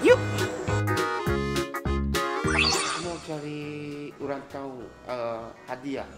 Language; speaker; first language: Indonesian; non-native, fluent; Japanese